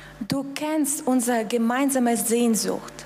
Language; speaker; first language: German; non-native, fluent; Russian